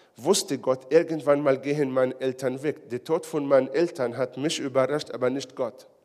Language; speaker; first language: German; non-native, fluent; Hebrew